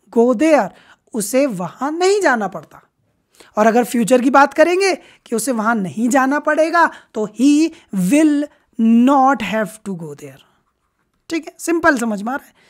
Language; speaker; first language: Hindi; native; Hindi